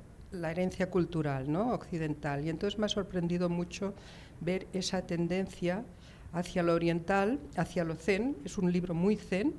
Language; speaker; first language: Spanish; native; Spanish